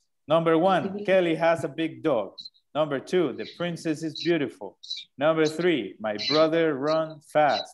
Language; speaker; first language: English; non-native, fluent; Spanish